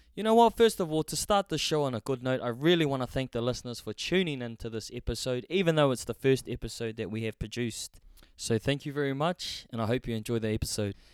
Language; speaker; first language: English; native; English